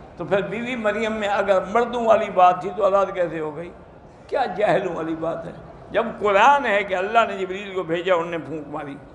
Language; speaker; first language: Urdu; native; Urdu